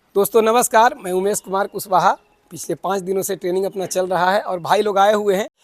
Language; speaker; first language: Hindi; native; Hindi